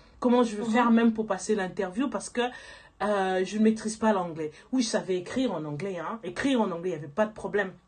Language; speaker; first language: French; non-native, local second language; Lingala